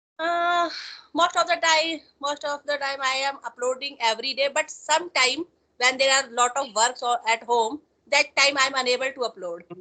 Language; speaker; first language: English; non-native, local second language; Hindi